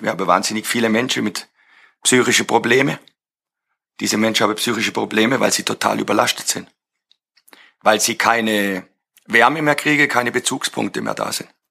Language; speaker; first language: German; non-native, fluent; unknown